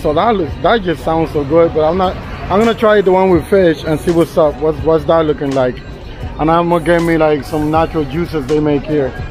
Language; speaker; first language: English; native; English